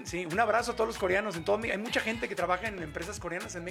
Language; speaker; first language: Spanish; native; Spanish